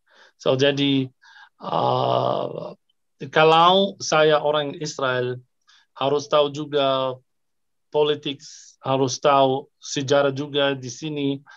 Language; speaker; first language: Indonesian; non-native, fluent; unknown